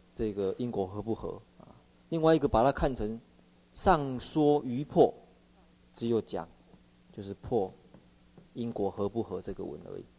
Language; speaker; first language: Chinese; native; Chinese